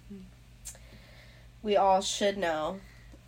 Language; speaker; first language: English; native; English